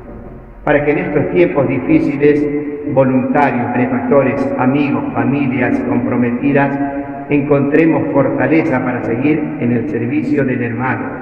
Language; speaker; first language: Spanish; native; Spanish